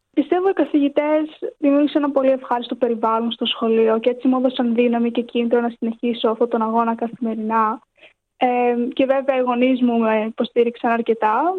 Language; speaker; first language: Greek; early bilingual, heritage; Greek